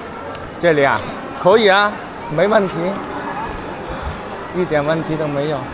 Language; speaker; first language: Chinese; non-native, fluent; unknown